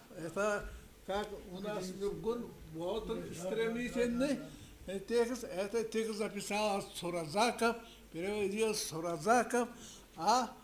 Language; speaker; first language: Russian; non-native, local second language; Yakut